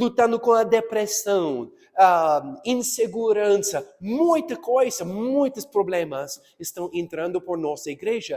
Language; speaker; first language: Portuguese; non-native, fluent; English